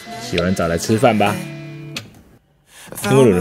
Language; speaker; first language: Chinese; native; Chinese